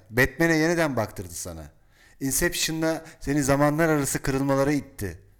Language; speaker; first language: Turkish; native; Turkish